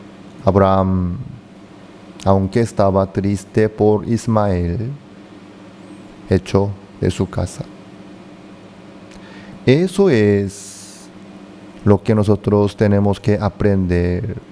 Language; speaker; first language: Spanish; non-native, fluent; Korean